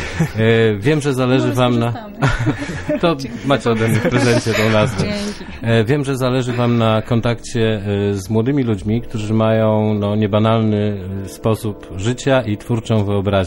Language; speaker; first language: Polish; native; Polish